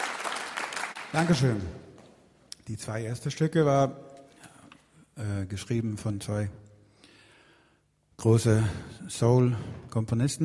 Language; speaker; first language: German; non-native, fluent; Swedish